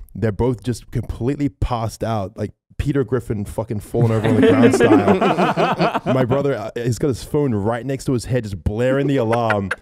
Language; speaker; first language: English; native; English